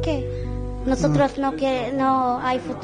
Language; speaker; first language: Spanish; non-native, learner; Arabic